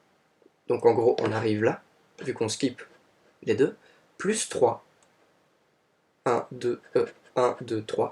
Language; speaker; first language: French; native; French